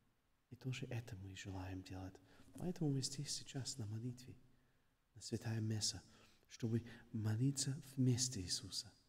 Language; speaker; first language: Russian; non-native, fluent; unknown